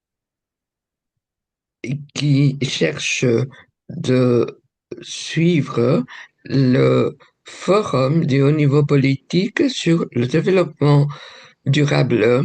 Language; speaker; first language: French; non-native, fluent; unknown